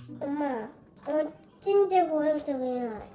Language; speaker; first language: Korean; early bilingual, other home language; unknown